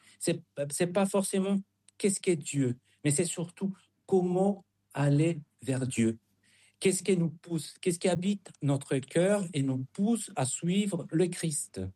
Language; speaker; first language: French; non-native, fluent; Spanish